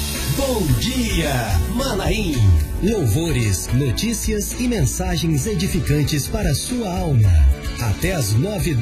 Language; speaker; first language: Portuguese; native; Portuguese